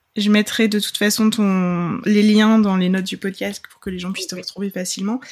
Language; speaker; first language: French; native; French